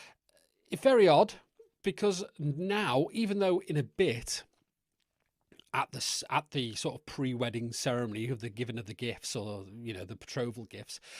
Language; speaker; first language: English; native; English